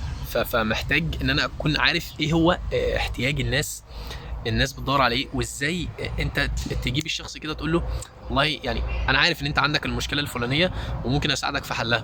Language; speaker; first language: Arabic; native; Arabic